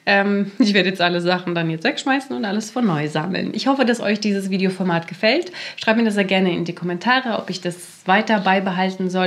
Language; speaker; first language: German; native; German